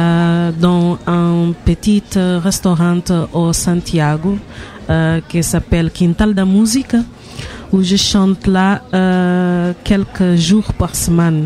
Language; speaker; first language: French; non-native, learner; Portuguese